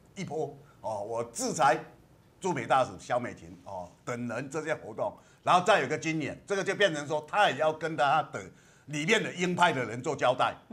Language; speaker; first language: Chinese; native; Chinese